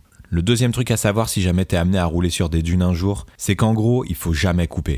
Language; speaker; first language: French; native; French